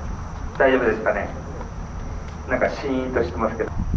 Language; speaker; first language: Japanese; native; Japanese